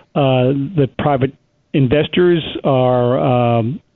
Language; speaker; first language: English; native; English